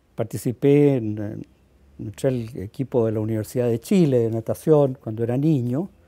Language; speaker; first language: Spanish; native; Spanish